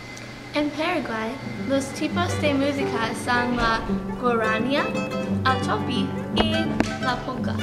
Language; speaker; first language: Spanish; non-native, learner; English